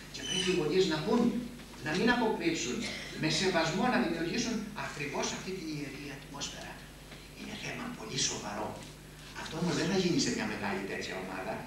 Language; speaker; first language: Greek; native; Greek